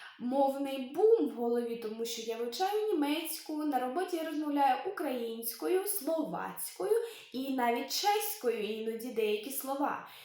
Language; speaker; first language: Ukrainian; native; Ukrainian